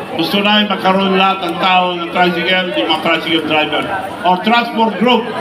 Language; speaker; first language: Filipino; non-native, local second language; Iloko